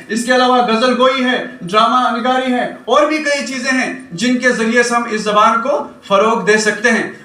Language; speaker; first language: Urdu; non-native, local second language; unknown